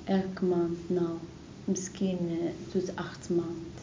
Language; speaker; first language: Dutch; non-native, learner; Arabic